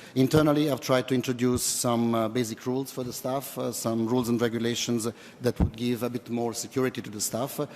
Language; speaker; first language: English; non-native, fluent; Italian